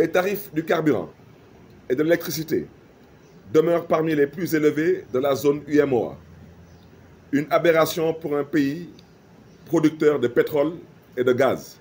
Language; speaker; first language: French; non-native, local second language; Wolof